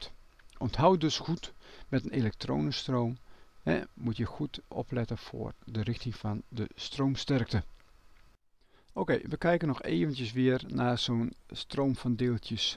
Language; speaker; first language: Dutch; native; Dutch